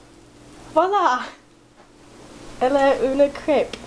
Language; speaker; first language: French; non-native, learner; English